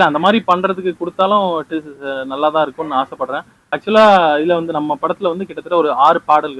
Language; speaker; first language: Tamil; native; Tamil